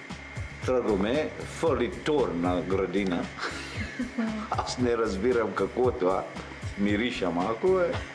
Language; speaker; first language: Bulgarian; non-native, learner; Swahili